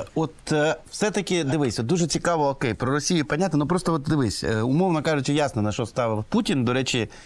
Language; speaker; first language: Ukrainian; native; Ukrainian